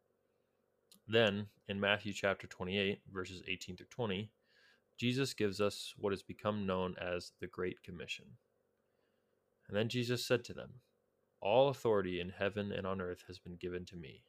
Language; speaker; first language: English; native; English